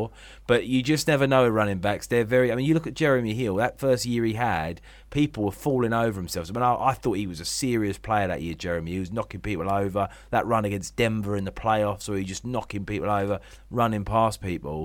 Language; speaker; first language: English; native; English